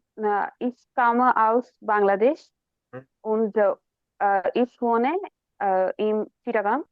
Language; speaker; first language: German; non-native, learner; Bangla